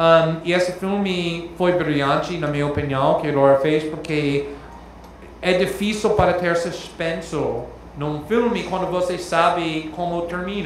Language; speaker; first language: Portuguese; non-native, fluent; English